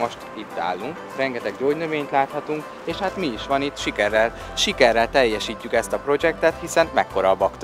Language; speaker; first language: Hungarian; native; Hungarian